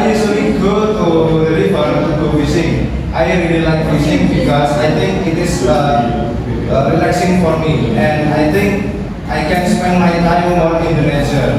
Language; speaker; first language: English; non-native, learner; Indonesian